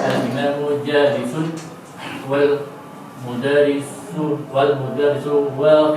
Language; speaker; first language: Arabic; non-native, learner; Indonesian